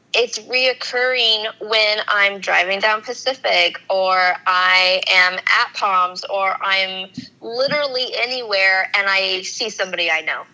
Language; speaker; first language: English; native; English